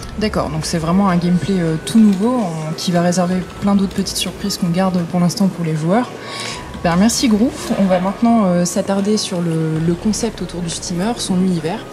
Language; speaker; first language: French; native; French